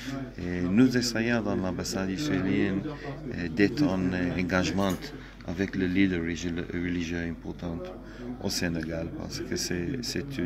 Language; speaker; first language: French; non-native, learner; Hebrew